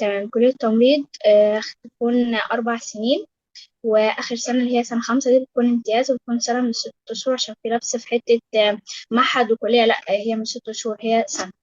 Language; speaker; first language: Arabic; native; Arabic